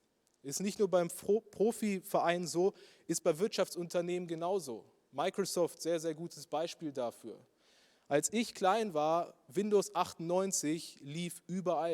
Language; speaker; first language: German; native; German